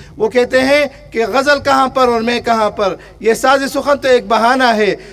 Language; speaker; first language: Urdu; non-native, local second language; Pashto